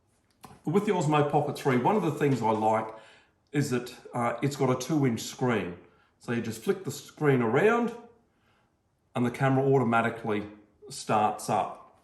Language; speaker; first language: English; native; English